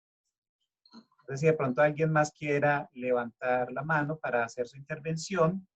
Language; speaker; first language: Spanish; native; Spanish